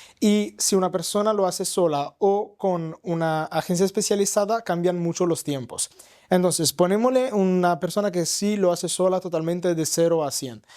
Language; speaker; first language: Spanish; non-native, fluent; Italian